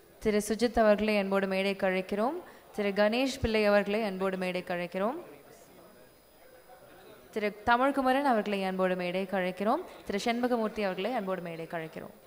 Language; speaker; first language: Tamil; native; Tamil